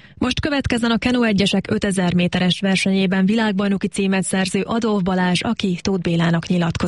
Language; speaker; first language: Hungarian; native; Hungarian